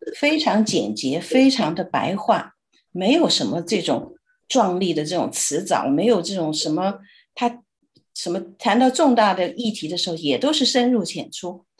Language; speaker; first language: Chinese; native; Chinese